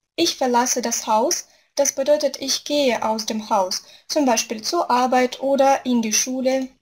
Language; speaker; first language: German; non-native, fluent; Russian